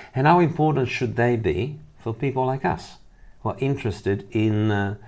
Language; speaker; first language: English; non-native, fluent; Italian